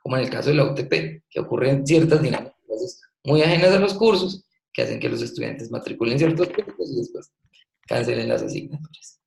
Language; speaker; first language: Spanish; native; Spanish